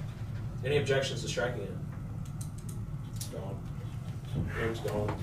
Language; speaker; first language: English; native; English